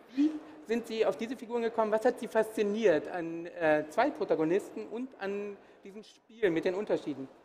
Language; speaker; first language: German; native; German